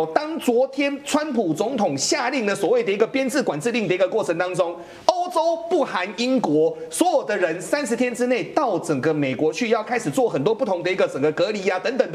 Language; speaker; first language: Chinese; native; Chinese